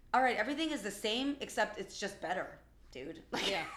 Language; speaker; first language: English; early bilingual, other home language; Albanian